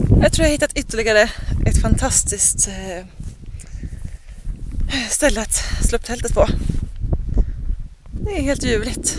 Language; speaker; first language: Swedish; native; Swedish